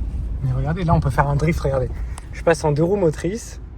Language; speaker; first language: French; native; French